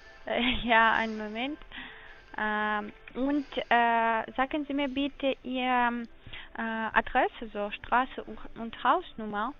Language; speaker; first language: German; non-native, learner; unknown